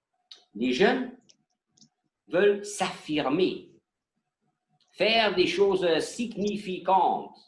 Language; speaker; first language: French; non-native, learner; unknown